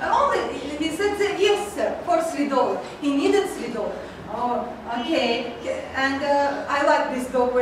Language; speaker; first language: English; non-native, learner; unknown